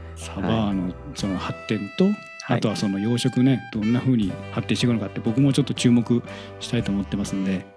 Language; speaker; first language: Japanese; native; Japanese